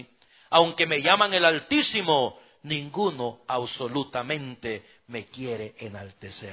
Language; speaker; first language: Spanish; native; Spanish